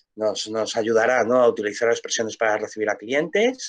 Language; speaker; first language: Spanish; native; Spanish